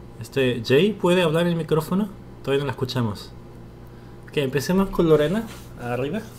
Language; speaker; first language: Spanish; non-native, fluent; Korean